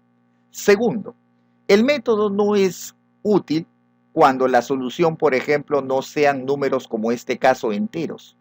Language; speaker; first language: Spanish; native; Spanish